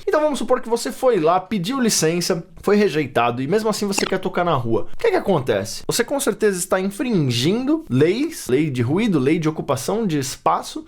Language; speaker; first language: Portuguese; native; Portuguese